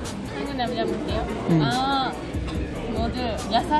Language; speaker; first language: Korean; non-native, learner; Japanese